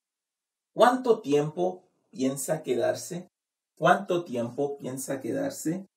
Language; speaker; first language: Spanish; non-native, fluent; Haitian Creole